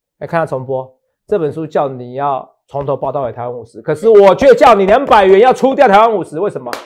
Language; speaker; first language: Chinese; native; Chinese